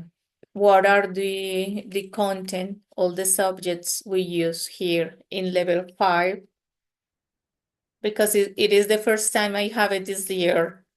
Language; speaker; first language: English; non-native, fluent; Spanish